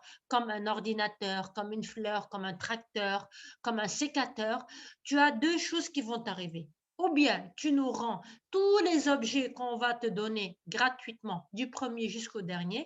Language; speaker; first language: French; non-native, local second language; Arabic